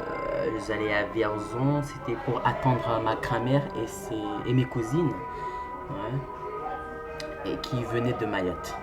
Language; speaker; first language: French; non-native, local second language; Comorian